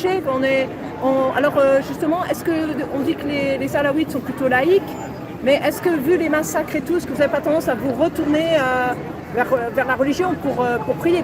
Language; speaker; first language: French; native; French